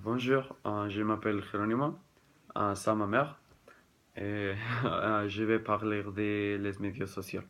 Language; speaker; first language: French; non-native, learner; Spanish